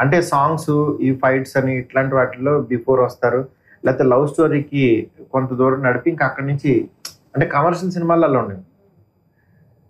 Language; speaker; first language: Telugu; native; Telugu